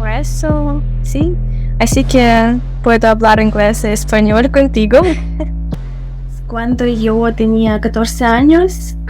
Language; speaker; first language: Spanish; non-native, fluent; Ukrainian